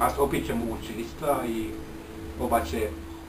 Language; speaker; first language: Bulgarian; non-native, learner; Finnish